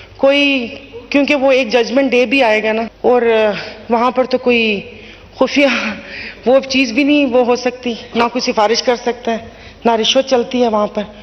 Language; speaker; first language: Urdu; non-native, local second language; Sindhi